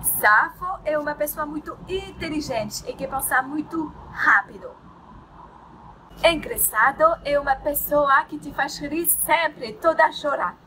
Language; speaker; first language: Portuguese; non-native, learner; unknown